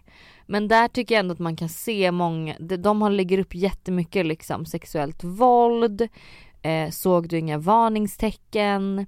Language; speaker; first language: Swedish; native; Swedish